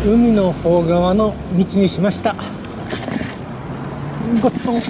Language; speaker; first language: Japanese; native; Japanese